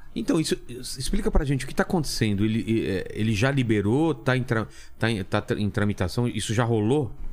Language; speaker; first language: Portuguese; native; Portuguese